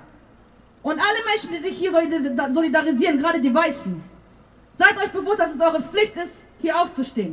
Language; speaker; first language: German; native; German